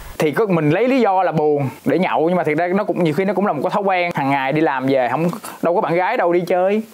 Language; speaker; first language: Vietnamese; native; Vietnamese